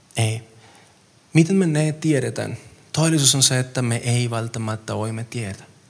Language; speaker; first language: Finnish; non-native, fluent; Spanish